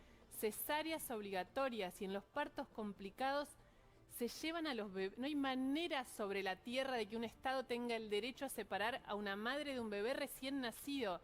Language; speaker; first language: Spanish; native; Spanish